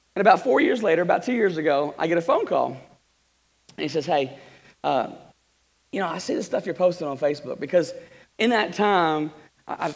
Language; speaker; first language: English; native; English